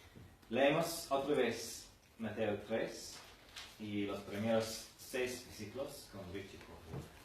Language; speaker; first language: Spanish; non-native, fluent; English